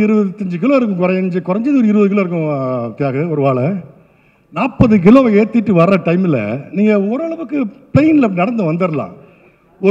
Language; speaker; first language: Tamil; native; Tamil